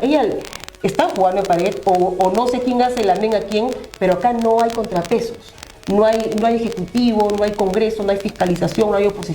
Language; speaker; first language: Spanish; native; Spanish